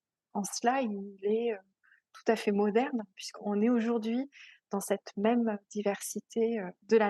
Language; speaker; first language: French; native; French